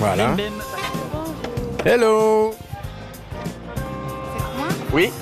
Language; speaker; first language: French; native; French